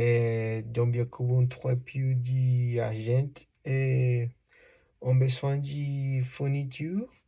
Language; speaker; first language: French; non-native, learner; Spanish